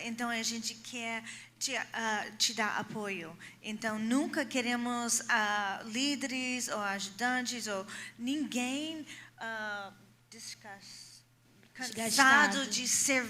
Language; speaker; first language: Portuguese; non-native, fluent; English